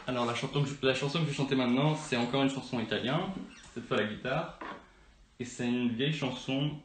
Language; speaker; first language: French; early bilingual, other home language; Italian